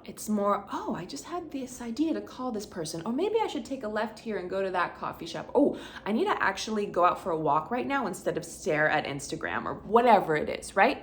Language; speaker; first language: English; native; English